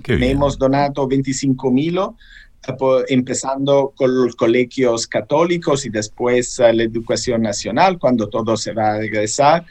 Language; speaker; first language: Spanish; non-native, fluent; Italian